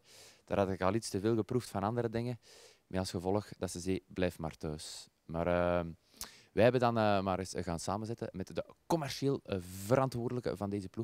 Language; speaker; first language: Dutch; native; Dutch